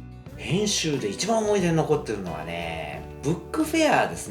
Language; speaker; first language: Japanese; native; Japanese